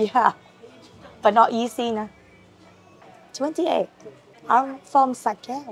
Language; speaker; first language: English; non-native, learner; Thai